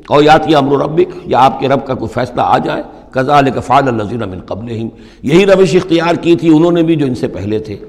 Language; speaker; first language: Urdu; native; Urdu